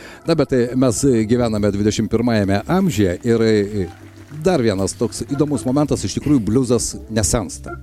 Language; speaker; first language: Lithuanian; native; Lithuanian